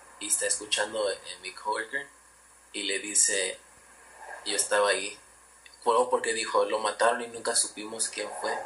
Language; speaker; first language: Spanish; early bilingual, heritage; Spanish